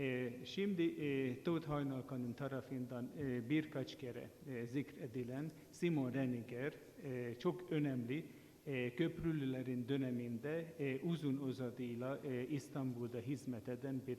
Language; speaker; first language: Turkish; non-native, fluent; Hungarian